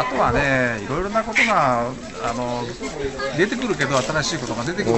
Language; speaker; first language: Japanese; native; Japanese